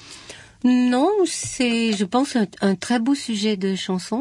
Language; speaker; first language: French; native; French